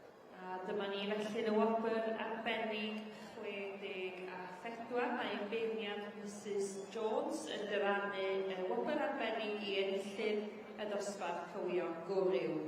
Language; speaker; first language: Welsh; native; Welsh